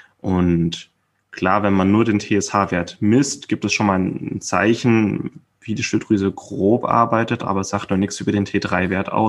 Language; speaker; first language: German; native; German